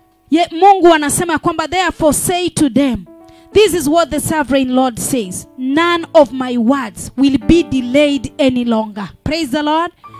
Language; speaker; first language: English; non-native, local second language; Swahili